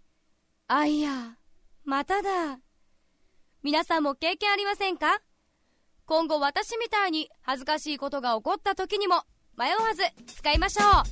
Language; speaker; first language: Japanese; native; Japanese